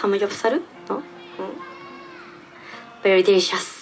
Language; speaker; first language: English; non-native, learner; Japanese